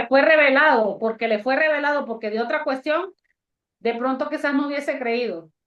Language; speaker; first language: Spanish; native; Spanish